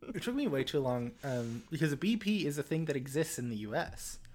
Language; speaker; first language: English; native; English